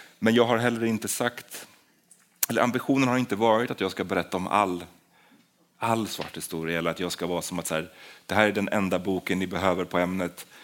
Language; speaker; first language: Swedish; native; Swedish